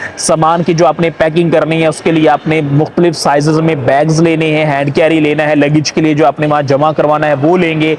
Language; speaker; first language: Urdu; non-native, local second language; Punjabi